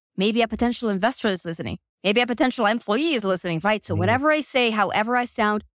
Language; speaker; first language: English; non-native, fluent; Finnish